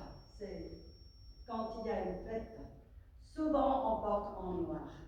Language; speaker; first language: French; non-native, fluent; Vietnamese